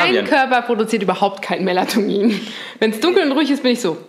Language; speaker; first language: German; native; German